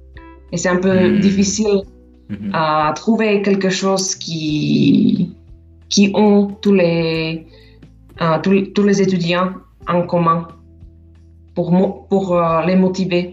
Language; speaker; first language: French; non-native, fluent; Slovak